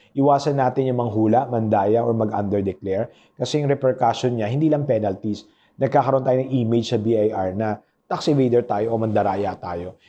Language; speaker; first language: Filipino; non-native, local second language; Pampanga